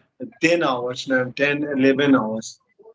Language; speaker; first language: English; non-native, learner; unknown